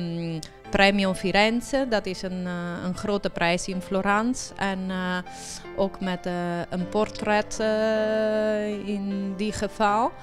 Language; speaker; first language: Dutch; early bilingual, heritage; Italian